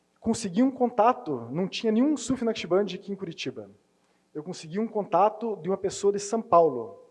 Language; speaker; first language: Portuguese; native; Portuguese